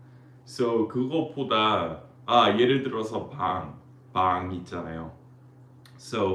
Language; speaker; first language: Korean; non-native, fluent; English